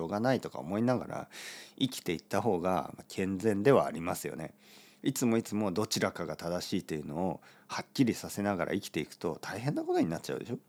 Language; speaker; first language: Japanese; native; Japanese